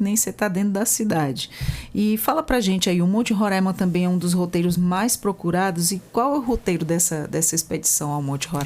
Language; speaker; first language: Portuguese; native; Portuguese